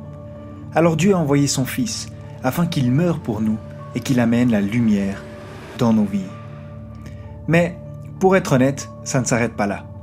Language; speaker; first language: French; native; French